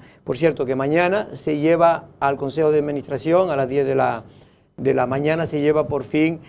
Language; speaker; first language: Spanish; native; Spanish